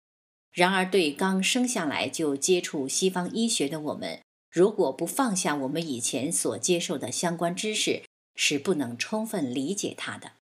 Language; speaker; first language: Chinese; native; Chinese